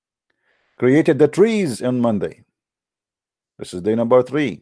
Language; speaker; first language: English; non-native, fluent; Arabic